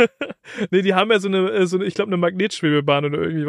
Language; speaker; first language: German; native; German